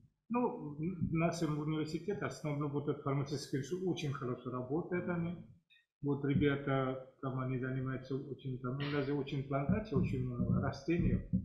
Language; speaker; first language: Russian; non-native, fluent; Assamese